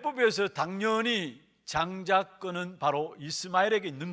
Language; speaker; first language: Korean; native; Korean